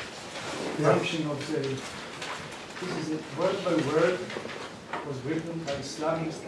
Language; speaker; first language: English; non-native, fluent; Hebrew